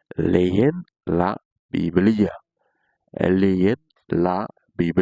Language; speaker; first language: Spanish; non-native, learner; Haitian Creole